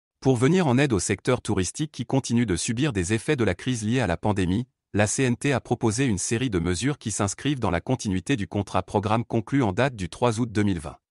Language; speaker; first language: French; non-native, local second language; Arabic